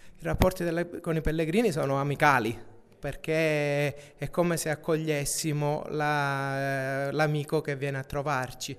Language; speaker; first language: Italian; native; Italian